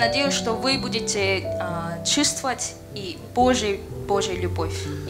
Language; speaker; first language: Russian; non-native, learner; Korean